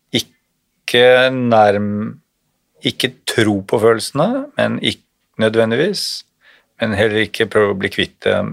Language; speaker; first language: Norwegian; native; Norwegian